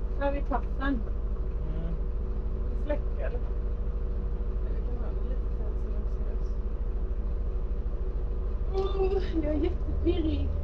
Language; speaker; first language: Swedish; native; Swedish